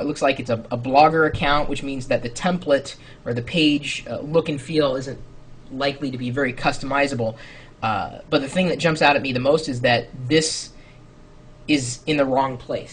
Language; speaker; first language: English; native; English